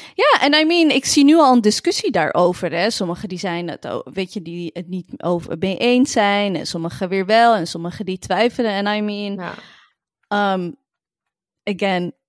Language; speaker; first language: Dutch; early bilingual, other home language; Arabic